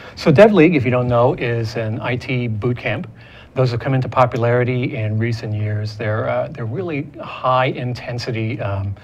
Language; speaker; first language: English; native; English